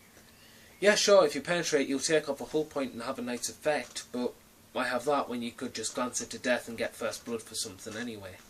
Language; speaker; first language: English; native; English